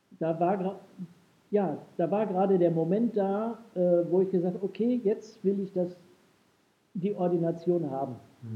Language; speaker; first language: German; non-native, learner; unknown